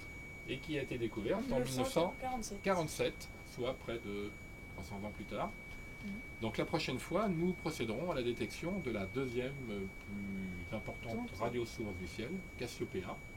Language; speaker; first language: French; native; French